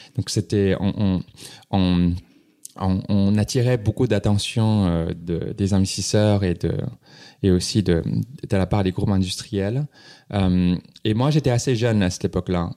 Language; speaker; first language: French; non-native, fluent; Cantonese